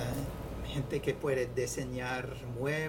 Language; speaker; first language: Spanish; non-native, fluent; English